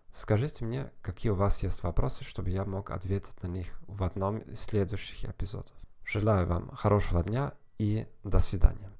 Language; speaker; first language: Russian; non-native, learner; German